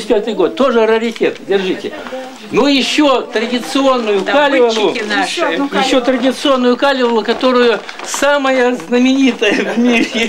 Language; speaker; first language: Russian; native; Russian